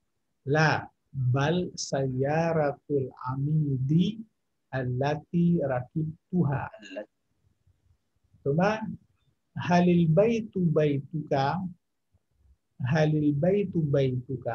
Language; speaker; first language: Arabic; non-native, fluent; Indonesian